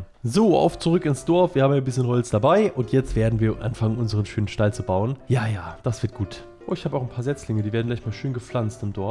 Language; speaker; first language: German; native; German